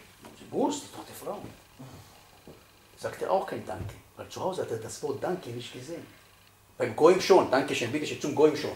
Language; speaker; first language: German; non-native, fluent; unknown